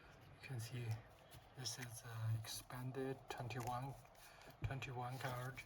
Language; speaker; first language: English; non-native, learner; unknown